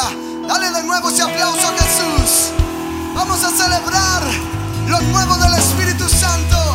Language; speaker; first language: Spanish; native; Spanish